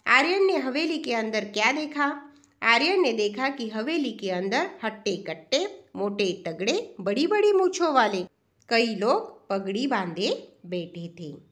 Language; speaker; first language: Hindi; non-native, local second language; Marathi